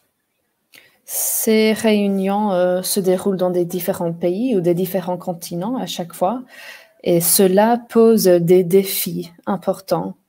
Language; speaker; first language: French; non-native, fluent; English